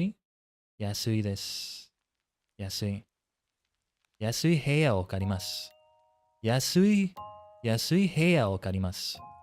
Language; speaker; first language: Japanese; non-native, learner; English